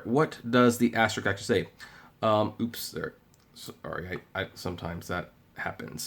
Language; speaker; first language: English; native; English